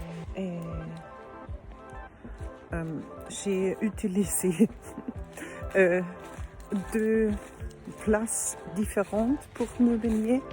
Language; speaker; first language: French; non-native, learner; German